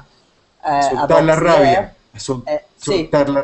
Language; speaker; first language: Spanish; native; Spanish